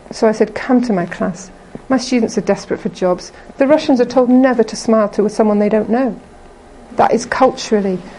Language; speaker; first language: English; native; English